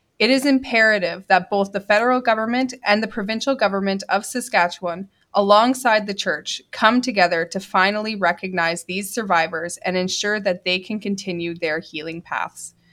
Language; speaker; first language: English; native; English